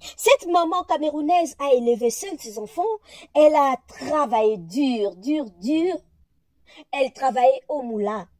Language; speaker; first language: French; non-native, local second language; Lingala